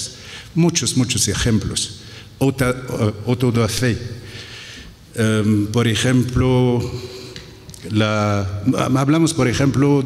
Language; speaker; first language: Spanish; non-native, fluent; Arabic